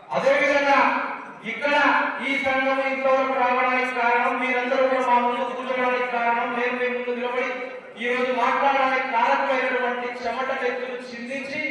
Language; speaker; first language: Telugu; non-native, local second language; Lambadi